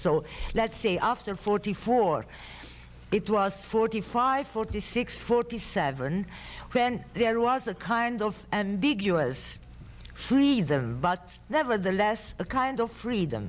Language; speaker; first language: English; non-native, fluent; Romanian